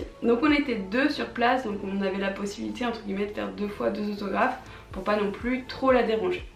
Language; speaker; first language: French; native; French